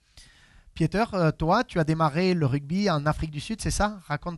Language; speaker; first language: French; native; French